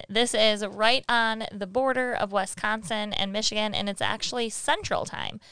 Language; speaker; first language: English; native; English